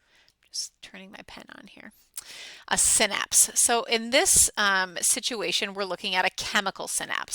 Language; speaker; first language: English; native; English